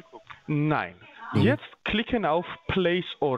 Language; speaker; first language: German; non-native, learner; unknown